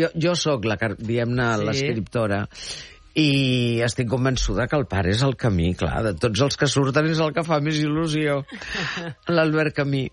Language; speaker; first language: Catalan; early bilingual, heritage; Catalan